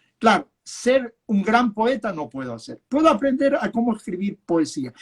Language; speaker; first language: Spanish; early bilingual, other home language; Yiddish